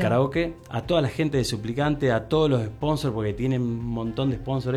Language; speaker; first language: Spanish; native; Spanish